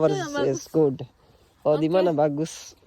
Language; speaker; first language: Indonesian; non-native, learner; Urdu